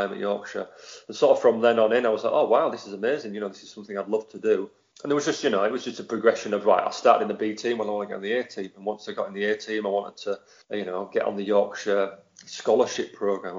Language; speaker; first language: English; native; English